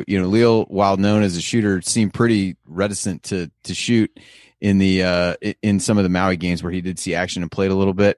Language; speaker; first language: English; native; English